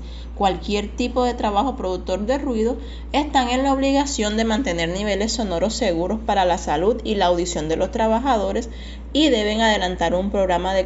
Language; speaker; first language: Spanish; native; Spanish